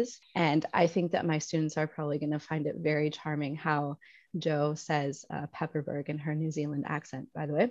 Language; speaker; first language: English; native; English